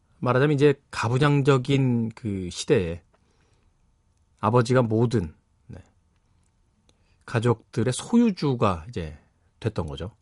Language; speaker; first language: Korean; native; Korean